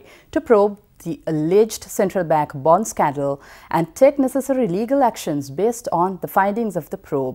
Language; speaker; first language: English; non-native, local second language; Sinhala